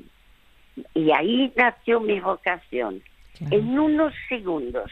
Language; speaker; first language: Spanish; early bilingual, other home language; French